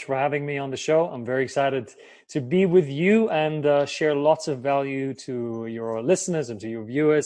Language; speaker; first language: English; non-native, fluent; German